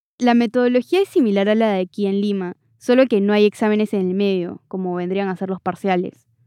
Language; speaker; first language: Spanish; native; Spanish